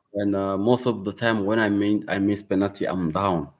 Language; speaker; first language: English; non-native, learner; Wolof